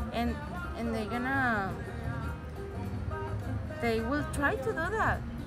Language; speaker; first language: English; non-native, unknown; Spanish